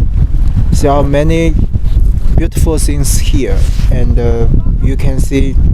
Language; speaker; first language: English; non-native, learner; Chinese